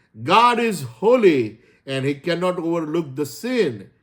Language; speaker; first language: English; non-native, local second language; Gujarati